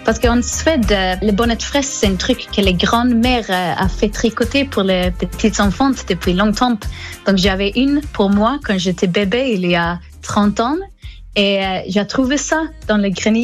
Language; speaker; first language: French; non-native, learner; Swedish